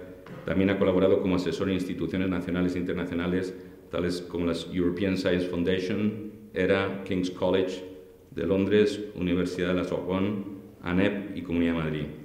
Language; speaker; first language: Spanish; native; Spanish